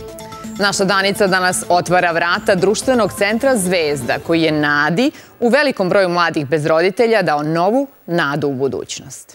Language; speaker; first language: Serbian; native; Serbian